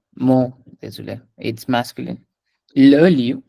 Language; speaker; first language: French; non-native, fluent; Hindi